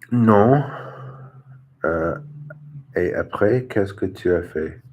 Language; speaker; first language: French; non-native, learner; English